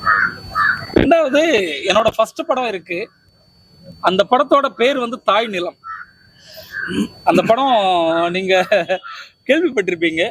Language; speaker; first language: Tamil; native; Tamil